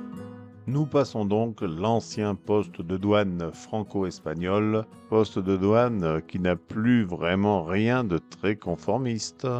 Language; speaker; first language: French; native; French